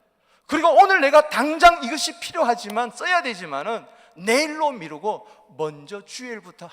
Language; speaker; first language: Korean; native; Korean